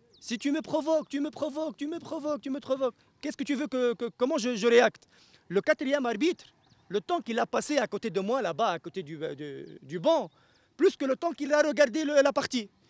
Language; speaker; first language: French; non-native, local second language; Arabic